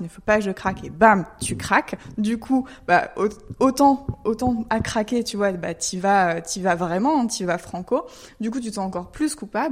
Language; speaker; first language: French; native; French